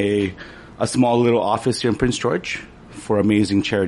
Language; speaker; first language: English; native; English